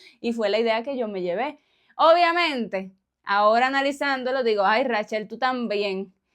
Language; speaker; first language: Spanish; native; Spanish